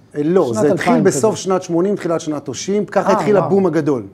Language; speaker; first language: Hebrew; native; Hebrew